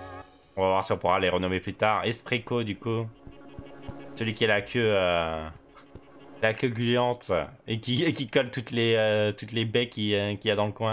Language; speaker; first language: French; native; French